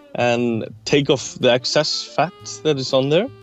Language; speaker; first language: English; non-native, fluent; Icelandic